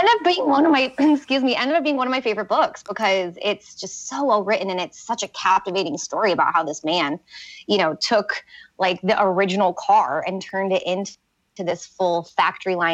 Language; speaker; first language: English; native; English